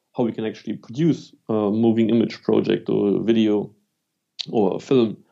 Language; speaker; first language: English; non-native, fluent; German